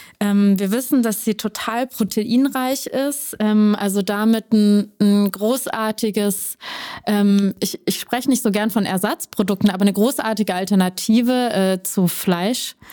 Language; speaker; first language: German; native; German